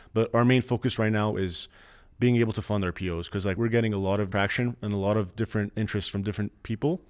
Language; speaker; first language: English; native; English